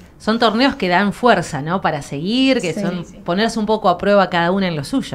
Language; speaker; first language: Spanish; native; Spanish